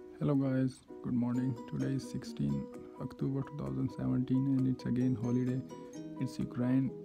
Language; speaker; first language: English; non-native, learner; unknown